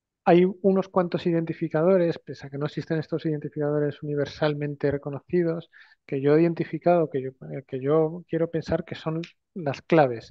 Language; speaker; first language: Spanish; native; Spanish